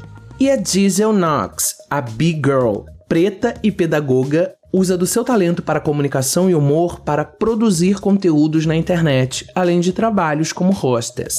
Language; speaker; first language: Portuguese; native; Portuguese